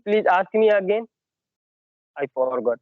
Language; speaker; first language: English; non-native, learner; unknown